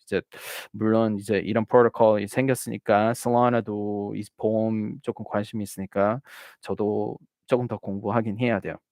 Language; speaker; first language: Korean; early bilingual, heritage; Korean